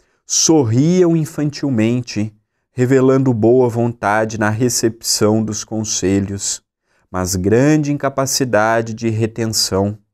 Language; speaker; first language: Portuguese; native; Portuguese